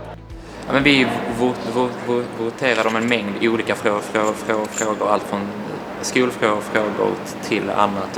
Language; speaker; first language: Swedish; native; Swedish